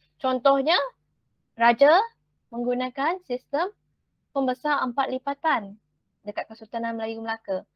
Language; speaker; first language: Malay; native; Malay